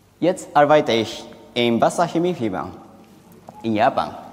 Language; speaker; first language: German; non-native, learner; Japanese